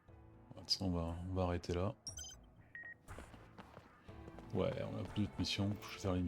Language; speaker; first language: French; native; French